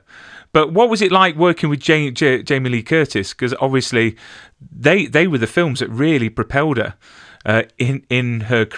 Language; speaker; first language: English; native; English